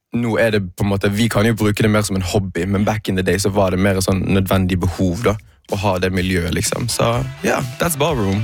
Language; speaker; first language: Norwegian; native; Norwegian